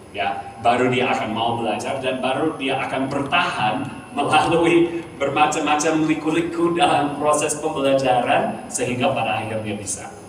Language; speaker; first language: Indonesian; non-native, fluent; English